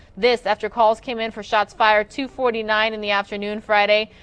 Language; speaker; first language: English; native; English